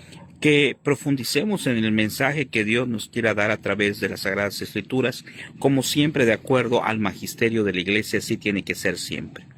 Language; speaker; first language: Spanish; native; Spanish